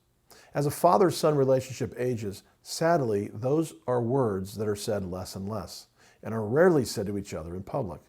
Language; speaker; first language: English; native; English